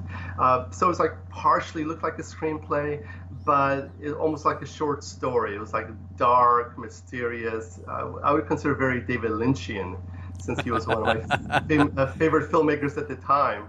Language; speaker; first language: English; early bilingual, other home language; Polish